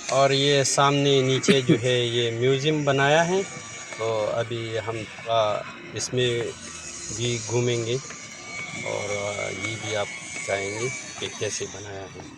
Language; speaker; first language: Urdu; non-native, local second language; Pashto